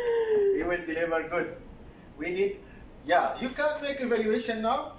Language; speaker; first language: English; non-native, learner; Arabic